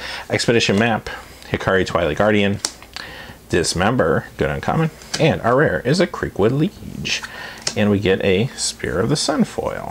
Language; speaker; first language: English; native; English